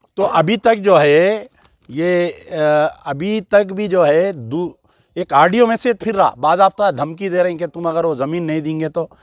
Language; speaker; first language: Hindi; non-native, local second language; Urdu